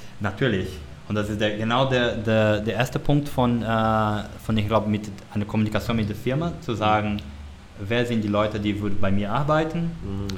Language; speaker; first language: German; non-native, learner; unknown